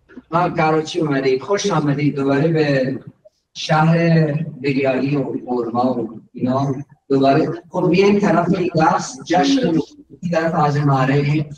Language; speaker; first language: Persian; non-native, fluent; Urdu